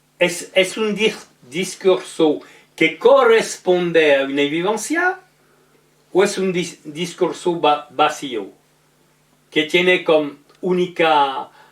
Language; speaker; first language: Spanish; non-native, learner; French